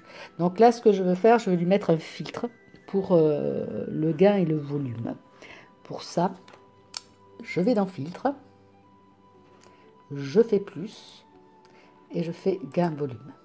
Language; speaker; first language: French; native; French